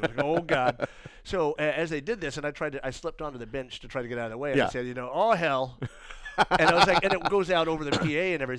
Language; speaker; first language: English; native; English